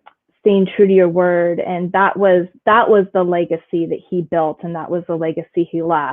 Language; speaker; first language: English; native; English